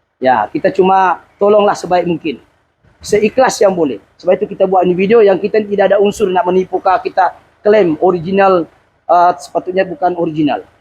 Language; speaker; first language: Malay; native; Malay